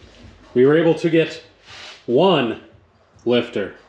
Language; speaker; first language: English; native; English